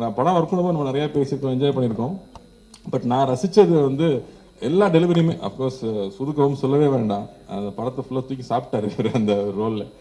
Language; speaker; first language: Tamil; native; Tamil